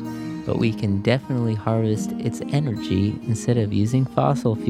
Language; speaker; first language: English; native; English